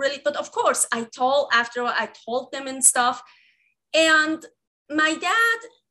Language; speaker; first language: English; non-native, fluent; Swiss German